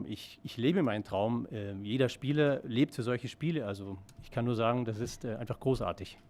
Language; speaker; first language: German; native; German